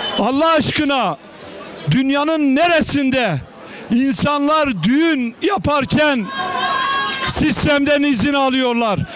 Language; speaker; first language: Turkish; non-native, local second language; Kurdish